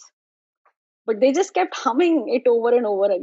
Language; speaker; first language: English; non-native, local second language; Tamil